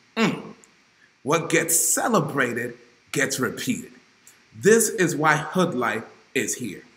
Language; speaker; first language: English; native; English